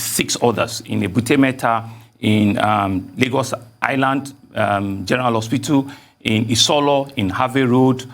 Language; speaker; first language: English; non-native, local second language; Yoruba